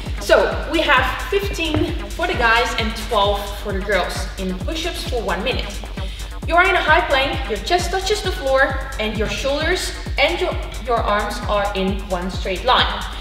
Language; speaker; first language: English; non-native, fluent; Dutch